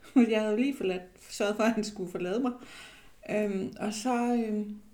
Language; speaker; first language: Danish; native; Danish